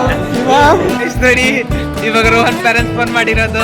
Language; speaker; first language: Kannada; non-native, local second language; Hindi